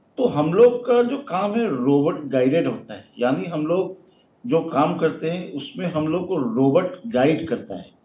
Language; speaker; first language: Hindi; native; Hindi